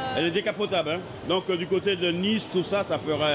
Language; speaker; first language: French; native; French